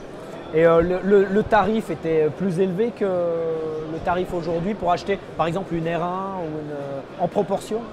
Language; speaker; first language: French; native; French